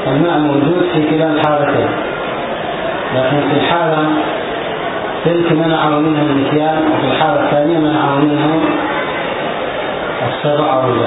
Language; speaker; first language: Arabic; native; Arabic